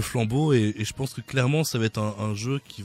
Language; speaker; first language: French; native; French